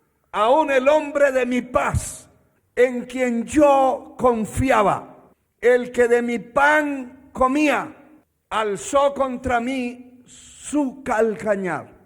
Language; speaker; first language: Spanish; native; Spanish